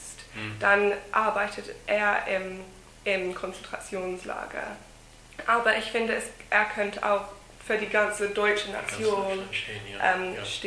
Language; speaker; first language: German; non-native, fluent; English